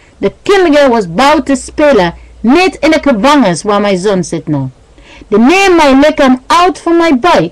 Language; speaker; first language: Dutch; non-native, learner; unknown